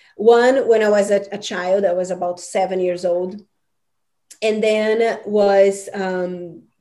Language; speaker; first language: English; non-native, fluent; Portuguese